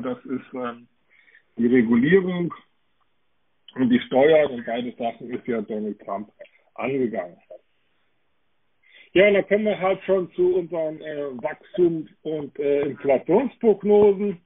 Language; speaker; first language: German; native; German